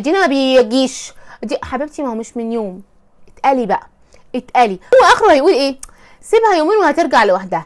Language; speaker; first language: Arabic; native; Arabic